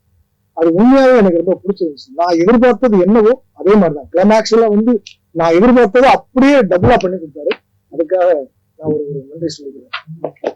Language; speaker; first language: Tamil; native; Tamil